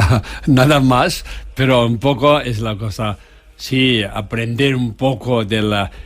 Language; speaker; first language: Spanish; non-native, learner; Tibetan